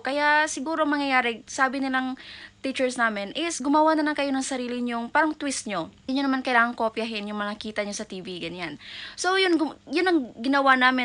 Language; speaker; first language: Filipino; native; Filipino